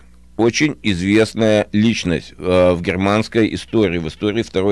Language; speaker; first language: Russian; native; Russian